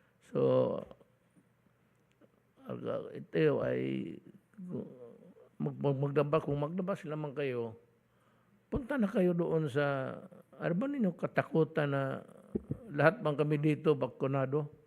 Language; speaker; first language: Filipino; non-native, local second language; Cebuano